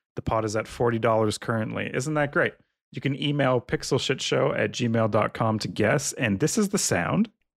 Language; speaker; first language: English; native; English